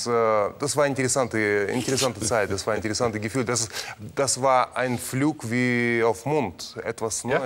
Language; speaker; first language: German; non-native, learner; Russian